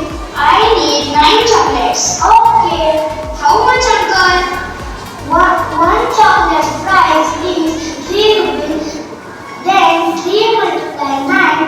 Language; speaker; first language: English; non-native, learner; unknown